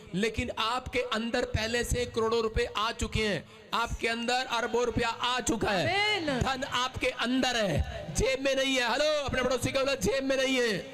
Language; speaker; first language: Hindi; non-native, local second language; Punjabi